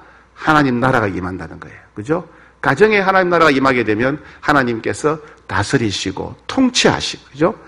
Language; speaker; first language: Korean; native; Korean